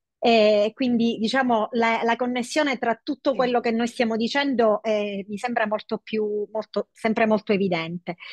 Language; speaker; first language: Italian; native; Italian